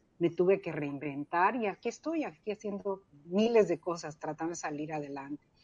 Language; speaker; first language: Spanish; early bilingual, other home language; Cantonese